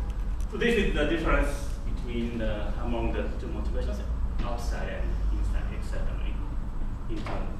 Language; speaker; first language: English; non-native, fluent; Japanese